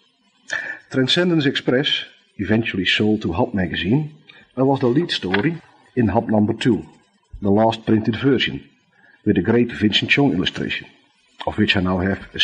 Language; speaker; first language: English; non-native, fluent; Dutch